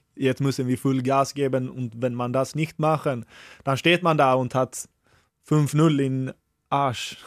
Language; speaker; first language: German; non-native, fluent; Swedish